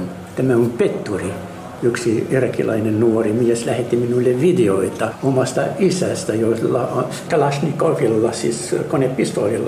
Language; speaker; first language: Finnish; non-native, learner; Arabic